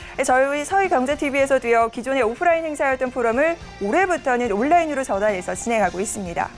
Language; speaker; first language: Korean; native; Korean